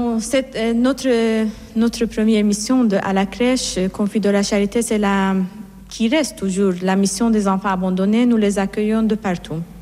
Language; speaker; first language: French; non-native, fluent; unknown